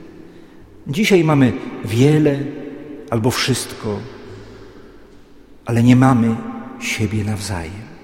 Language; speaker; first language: Polish; native; Polish